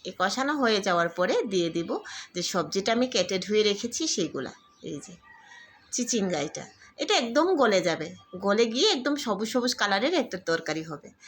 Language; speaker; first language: Bangla; non-native, local second language; Garo